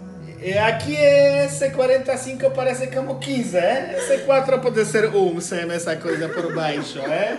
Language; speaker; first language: Portuguese; non-native, learner; Polish